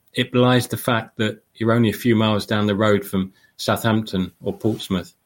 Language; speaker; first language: English; native; English